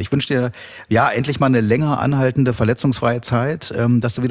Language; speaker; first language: German; native; German